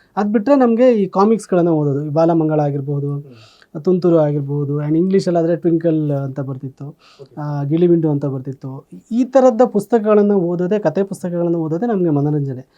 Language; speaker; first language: Kannada; native; Kannada